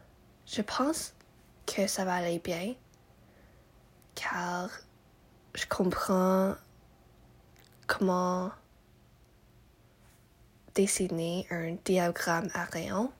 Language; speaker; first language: French; non-native, local second language; English